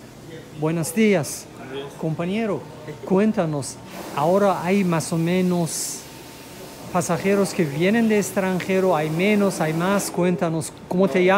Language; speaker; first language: Spanish; non-native, fluent; German